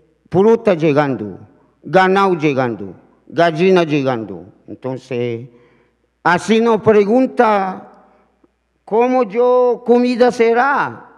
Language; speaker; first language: Spanish; non-native, learner; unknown